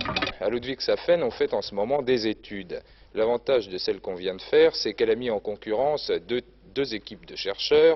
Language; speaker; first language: French; native; French